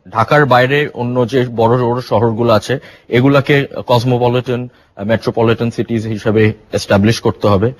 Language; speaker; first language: Bangla; early bilingual, heritage; Bangla